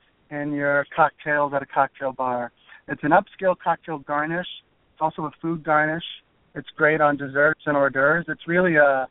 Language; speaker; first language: English; native; English